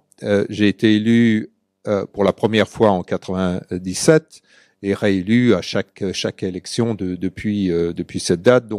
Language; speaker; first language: French; early bilingual, other home language; English